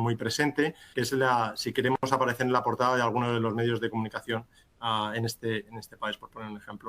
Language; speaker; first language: Spanish; native; Spanish